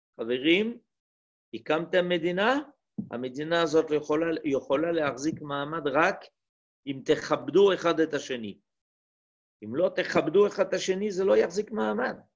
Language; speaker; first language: Hebrew; non-native, fluent; French